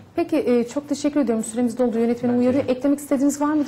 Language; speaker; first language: Turkish; native; Turkish